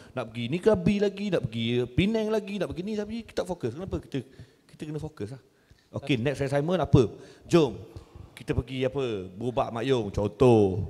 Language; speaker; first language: Malay; native; Malay